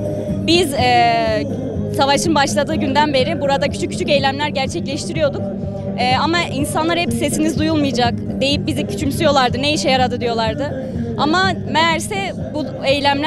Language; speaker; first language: Turkish; native; Turkish